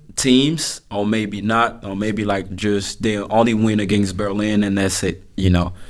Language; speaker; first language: English; non-native, fluent; French